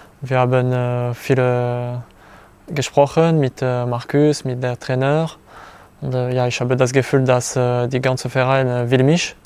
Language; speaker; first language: German; non-native, learner; French